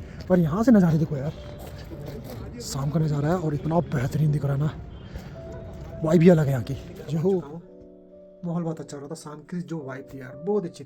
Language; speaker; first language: Hindi; native; Hindi